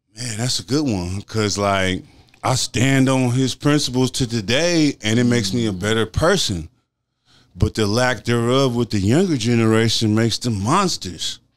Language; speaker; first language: English; native; English